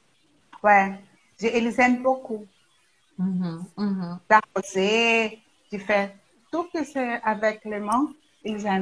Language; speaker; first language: French; non-native, learner; Portuguese